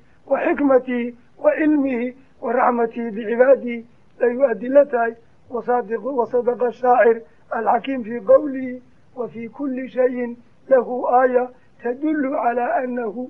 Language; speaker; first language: Arabic; non-native, local second language; Somali